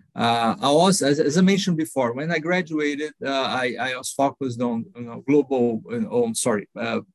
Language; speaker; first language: English; non-native, fluent; Portuguese